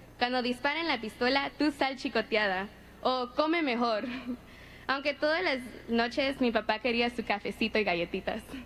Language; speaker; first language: Spanish; early bilingual, heritage; Spanish